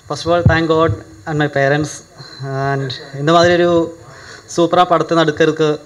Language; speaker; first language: Tamil; non-native, learner; Malayalam